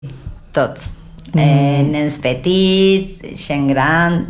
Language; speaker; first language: Catalan; non-native, learner; Spanish